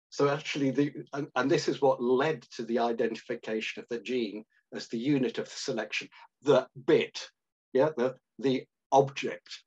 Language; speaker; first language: English; native; English